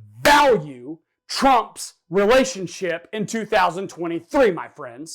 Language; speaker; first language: English; native; English